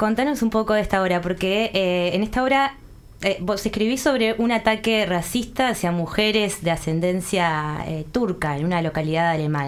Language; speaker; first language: Spanish; native; Spanish